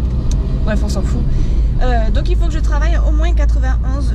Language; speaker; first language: French; native; French